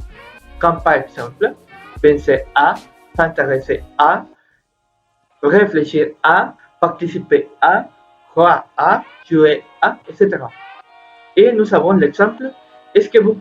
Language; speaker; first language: French; non-native, learner; Spanish